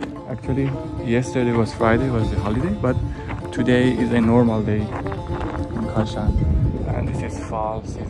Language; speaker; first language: English; non-native, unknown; Persian